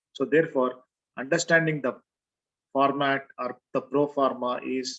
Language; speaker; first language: English; non-native, local second language; Kannada